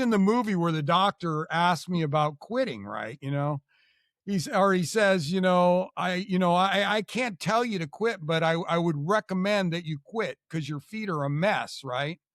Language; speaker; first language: English; native; English